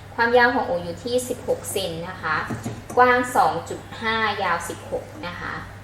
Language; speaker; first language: Thai; native; Thai